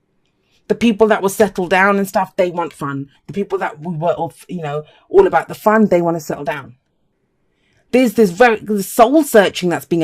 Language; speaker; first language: English; native; English